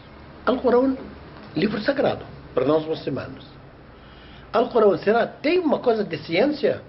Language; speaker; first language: Portuguese; non-native, learner; Arabic